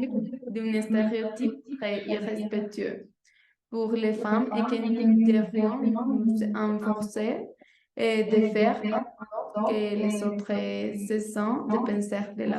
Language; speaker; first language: French; non-native, learner; Spanish